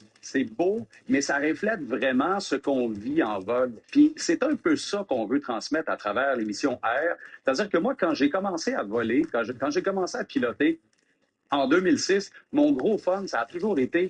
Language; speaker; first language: French; native; French